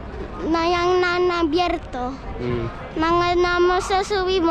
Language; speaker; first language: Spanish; early bilingual, other home language; Filipino